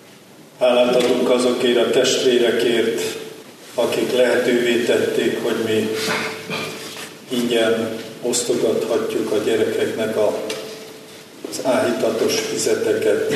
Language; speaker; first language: Hungarian; native; Hungarian